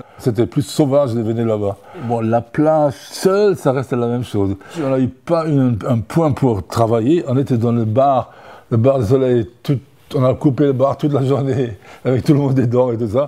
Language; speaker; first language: French; non-native, fluent; German